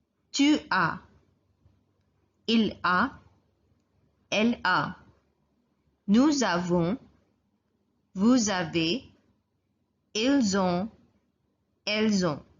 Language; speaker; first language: French; non-native, fluent; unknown